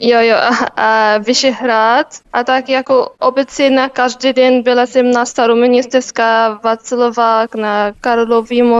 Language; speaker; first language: Czech; non-native, learner; Arabic